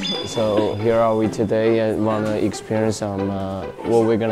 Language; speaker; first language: English; non-native, learner; Chinese